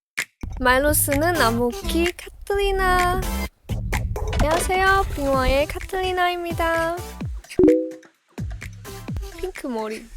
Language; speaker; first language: Korean; non-native, learner; Chinese